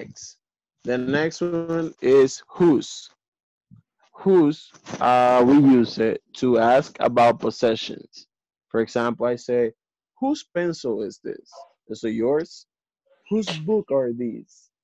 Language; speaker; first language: English; non-native, fluent; Spanish